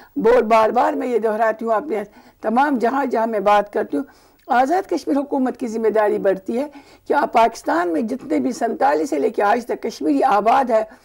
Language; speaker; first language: Urdu; non-native, local second language; Kashmiri